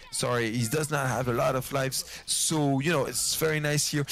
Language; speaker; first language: English; non-native, fluent; French